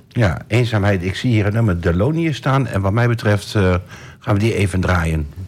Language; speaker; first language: Dutch; native; Dutch